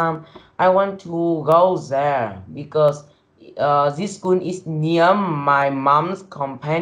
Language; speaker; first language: English; non-native, learner; Vietnamese